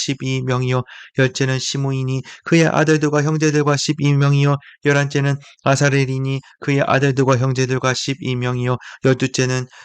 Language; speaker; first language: Korean; native; Korean